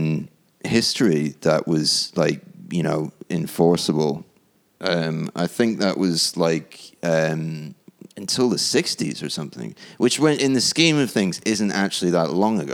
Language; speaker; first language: English; native; English